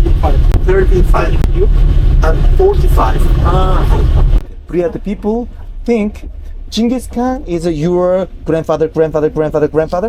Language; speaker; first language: English; non-native, learner; Korean